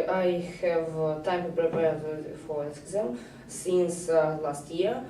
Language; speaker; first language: English; non-native, learner; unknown